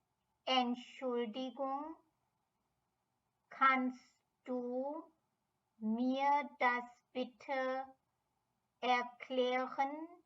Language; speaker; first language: German; non-native, fluent; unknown